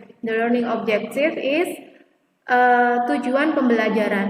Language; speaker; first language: English; non-native, fluent; Indonesian